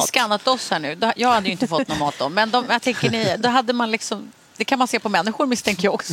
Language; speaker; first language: Swedish; native; Swedish